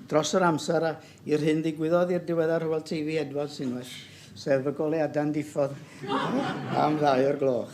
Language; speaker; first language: Welsh; native; Welsh